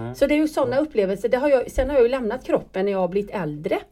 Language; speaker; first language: Swedish; native; Swedish